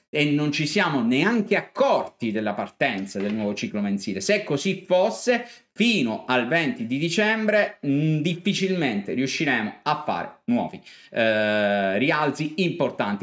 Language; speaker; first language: Italian; native; Italian